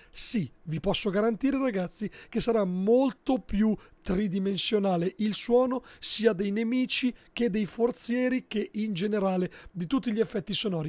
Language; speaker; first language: Italian; native; Italian